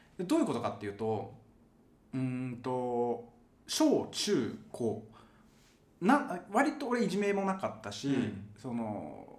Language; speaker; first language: Japanese; native; Japanese